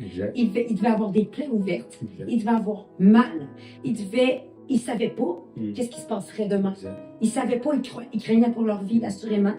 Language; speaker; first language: French; native; French